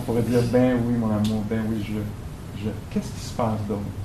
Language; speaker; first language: French; native; French